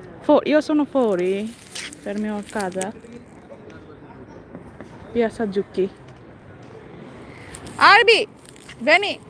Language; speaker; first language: Italian; non-native, learner; Bangla